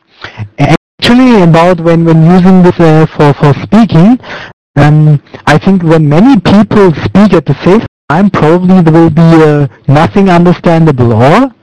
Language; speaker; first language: English; non-native, learner; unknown